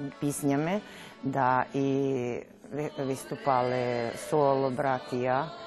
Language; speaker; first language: Ukrainian; early bilingual, heritage; Ukrainian